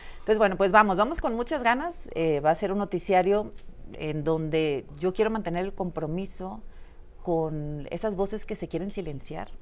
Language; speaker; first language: Spanish; native; Spanish